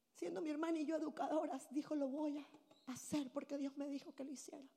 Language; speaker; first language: Spanish; native; Spanish